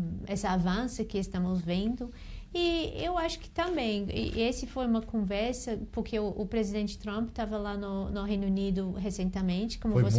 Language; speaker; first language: Portuguese; non-native, fluent; English